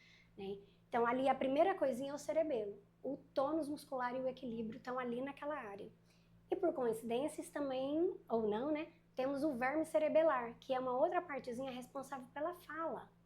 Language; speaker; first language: Portuguese; native; Portuguese